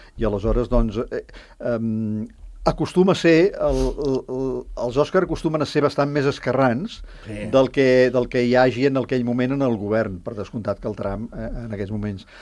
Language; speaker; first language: Catalan; native; Catalan